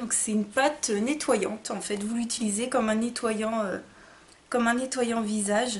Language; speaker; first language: French; native; French